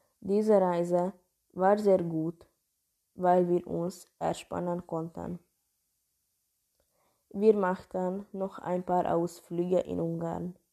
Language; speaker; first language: German; non-native, learner; Hungarian